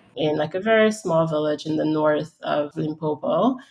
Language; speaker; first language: English; early bilingual, heritage; English